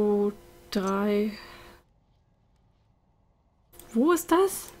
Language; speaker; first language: German; native; German